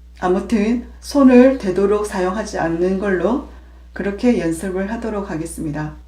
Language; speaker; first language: Korean; native; Korean